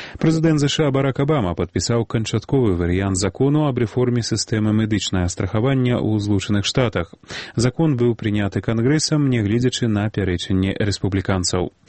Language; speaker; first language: Belarusian; native; Belarusian